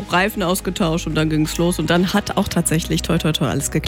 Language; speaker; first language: German; native; German